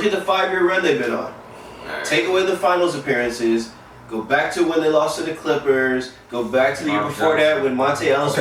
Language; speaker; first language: English; native; English